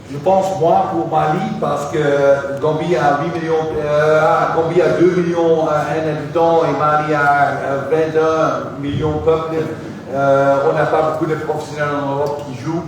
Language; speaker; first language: French; non-native, fluent; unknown